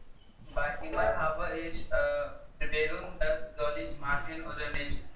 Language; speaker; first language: German; non-native, learner; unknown